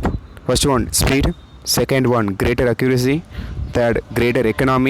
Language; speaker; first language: English; non-native, local second language; Tamil